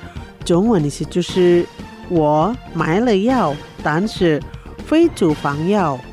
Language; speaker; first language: Chinese; non-native, fluent; Indonesian